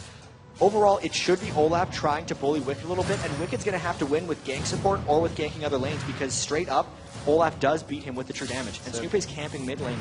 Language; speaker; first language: English; native; English